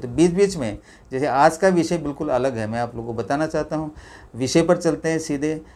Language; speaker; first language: Hindi; non-native, local second language; Malayalam